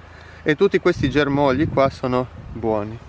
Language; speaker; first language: Italian; native; Italian